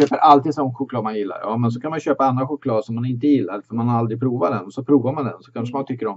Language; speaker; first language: Swedish; native; Swedish